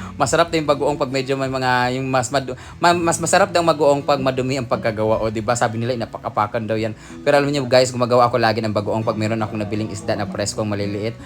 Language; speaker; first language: Filipino; non-native, local second language; Cebuano